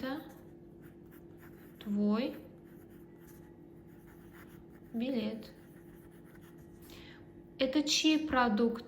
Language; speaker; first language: Russian; non-native, fluent; Azerbaijani